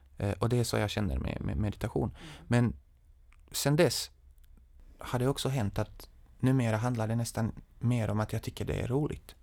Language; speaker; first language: Swedish; non-native, fluent; Serbian